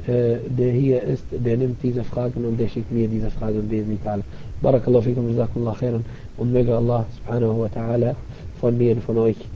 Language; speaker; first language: German; non-native, fluent; Arabic